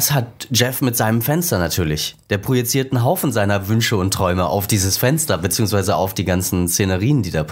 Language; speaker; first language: German; native; German